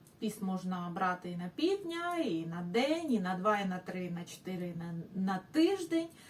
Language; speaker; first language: Ukrainian; non-native, local second language; Russian